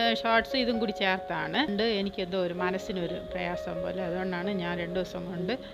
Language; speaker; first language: Malayalam; native; Malayalam